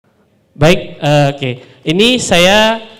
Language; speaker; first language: Indonesian; non-native, local second language; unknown